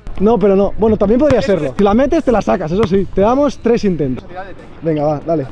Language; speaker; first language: Spanish; native; Spanish